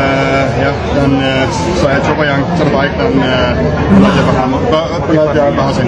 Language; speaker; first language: Indonesian; non-native, learner; Danish